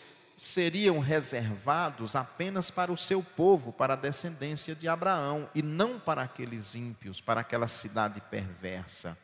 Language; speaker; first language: Portuguese; native; Portuguese